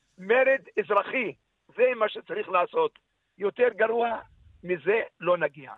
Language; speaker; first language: Hebrew; non-native, local second language; Arabic